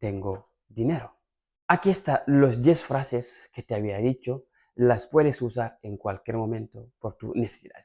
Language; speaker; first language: Spanish; non-native, fluent; Fula